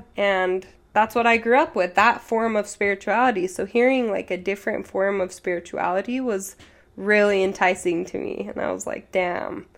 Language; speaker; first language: English; native; English